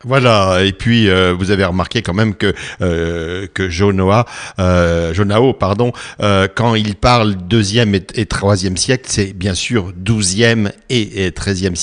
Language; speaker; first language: French; native; French